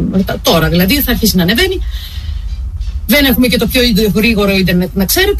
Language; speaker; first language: Greek; native; Greek